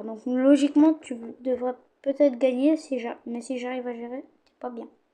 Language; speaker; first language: French; native; French